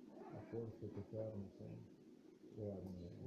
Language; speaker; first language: Polish; non-native, learner; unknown